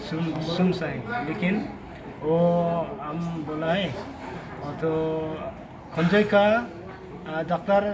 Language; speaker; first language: Hindi; non-native, local second language; Khasi